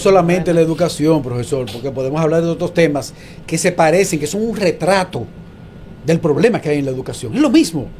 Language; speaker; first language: Spanish; native; Spanish